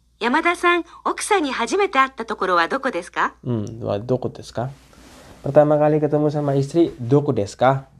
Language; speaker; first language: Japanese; non-native, learner; Indonesian